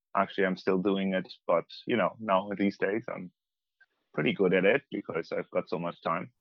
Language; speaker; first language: English; non-native, fluent; German